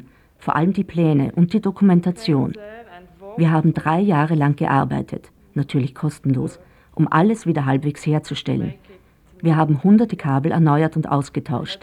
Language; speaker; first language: German; native; German